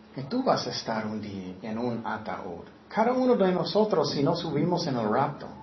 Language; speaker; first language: Spanish; non-native, fluent; English